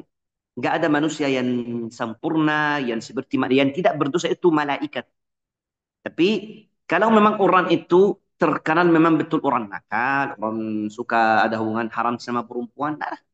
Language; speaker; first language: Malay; non-native, fluent; Arabic